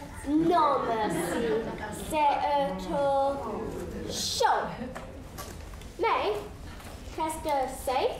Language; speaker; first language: French; non-native, learner; English